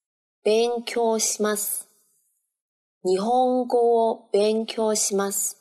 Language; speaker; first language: Japanese; non-native, learner; Chinese